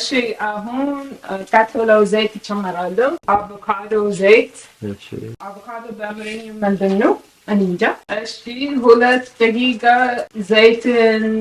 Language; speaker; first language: Amharic; non-native, learner; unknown